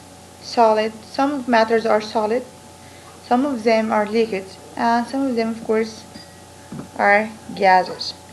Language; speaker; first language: English; non-native, fluent; Arabic